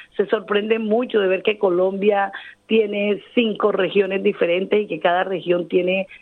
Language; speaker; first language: Spanish; native; Spanish